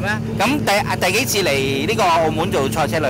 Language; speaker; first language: Chinese; non-native, local second language; Cantonese